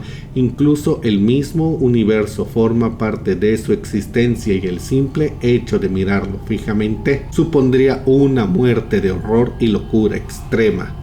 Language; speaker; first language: Spanish; native; Spanish